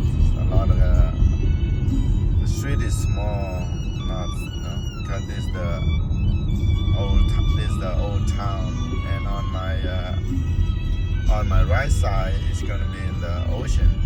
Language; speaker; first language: English; non-native, learner; Khmer